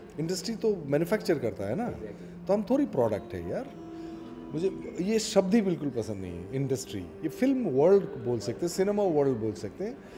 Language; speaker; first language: Hindi; non-native, local second language; Assamese